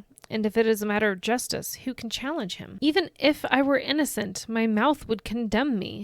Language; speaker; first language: English; native; English